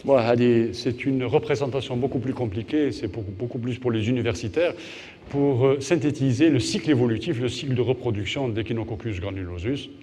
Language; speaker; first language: French; non-native, local second language; Arabic